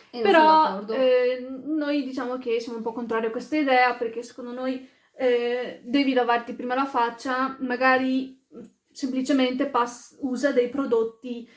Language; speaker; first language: Italian; early bilingual, other home language; Arabic